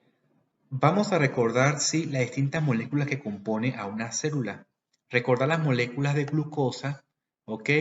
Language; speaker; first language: Spanish; native; Spanish